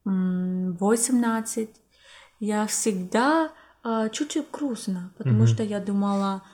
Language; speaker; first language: Russian; non-native, learner; English